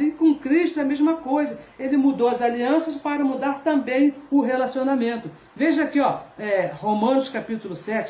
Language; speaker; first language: Portuguese; native; Portuguese